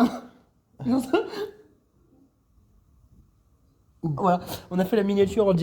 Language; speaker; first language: French; native; French